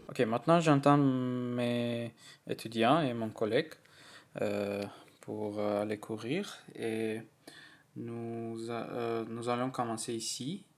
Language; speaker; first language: French; non-native, learner; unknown